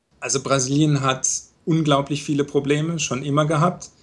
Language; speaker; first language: German; native; German